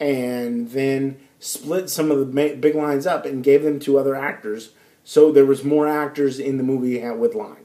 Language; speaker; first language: English; native; English